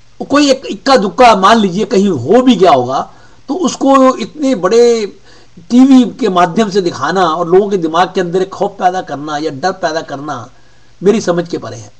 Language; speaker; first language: Hindi; native; Hindi